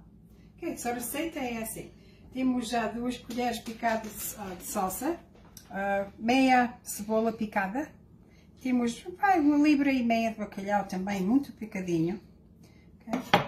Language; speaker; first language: Portuguese; early bilingual, heritage; Portuguese